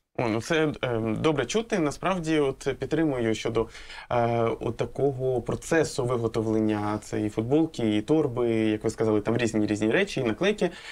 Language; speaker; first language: Ukrainian; native; Ukrainian